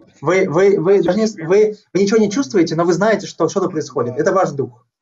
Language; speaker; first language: Russian; native; Russian